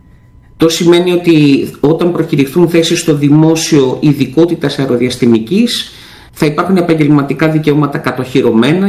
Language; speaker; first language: Greek; native; Greek